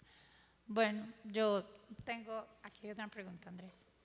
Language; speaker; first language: Spanish; native; Spanish